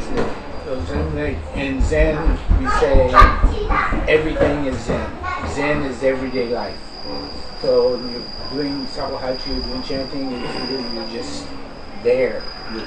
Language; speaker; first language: English; non-native, fluent; French